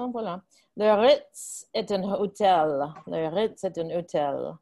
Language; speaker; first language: French; non-native, fluent; English